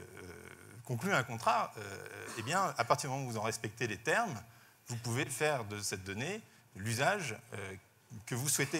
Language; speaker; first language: French; native; French